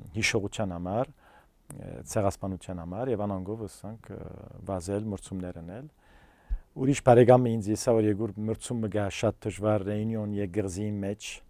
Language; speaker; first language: Armenian; early bilingual, heritage; Armenian